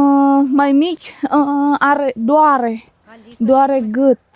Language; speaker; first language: Romanian; non-native, learner; Indonesian